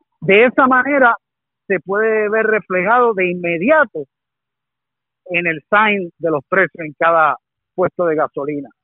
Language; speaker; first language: Spanish; native; Spanish